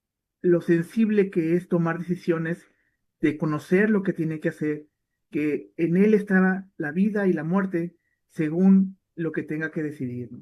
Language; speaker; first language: Spanish; native; Spanish